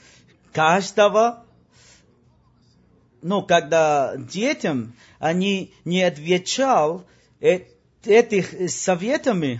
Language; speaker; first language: Russian; non-native, learner; Spanish